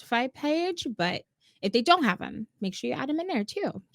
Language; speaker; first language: English; native; English